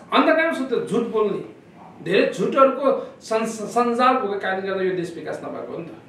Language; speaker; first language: Nepali; non-native, local second language; Eastern Tamang